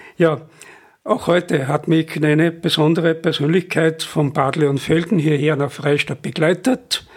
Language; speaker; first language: German; native; German